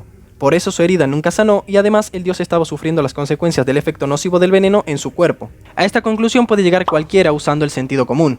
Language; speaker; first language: Spanish; native; Spanish